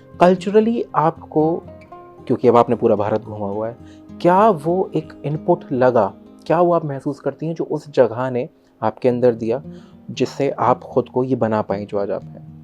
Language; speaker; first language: Hindi; native; Hindi